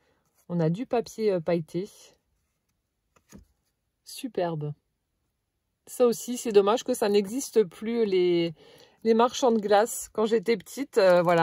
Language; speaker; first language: French; native; French